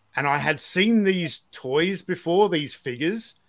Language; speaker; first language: English; native; English